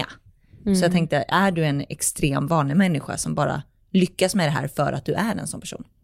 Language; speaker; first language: Swedish; native; Swedish